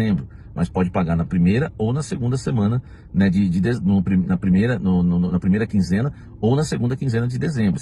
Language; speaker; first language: Portuguese; native; Portuguese